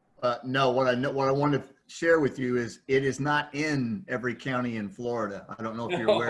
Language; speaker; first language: English; native; English